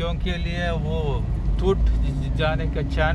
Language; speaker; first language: Hindi; non-native, local second language; Malayalam